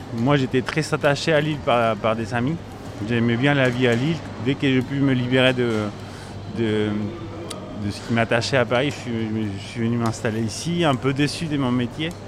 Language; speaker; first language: French; non-native, fluent; Spanish